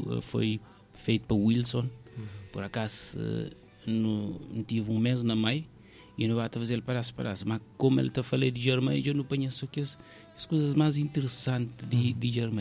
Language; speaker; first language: Portuguese; non-native, local second language; Kabuverdianu